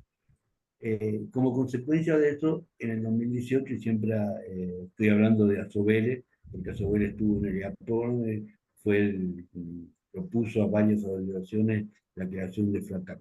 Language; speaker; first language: Spanish; native; Spanish